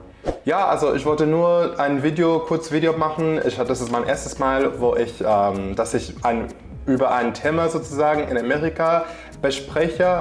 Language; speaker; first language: German; non-native, fluent; English